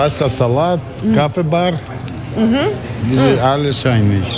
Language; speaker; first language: German; non-native, learner; Italian